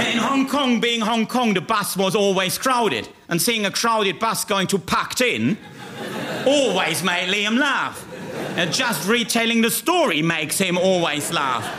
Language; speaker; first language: English; non-native, fluent; German